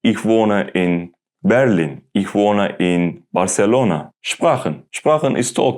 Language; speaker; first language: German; non-native, learner; Turkish